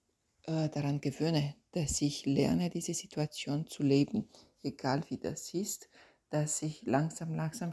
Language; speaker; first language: German; non-native, fluent; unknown